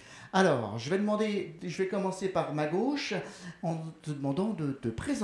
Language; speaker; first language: French; native; French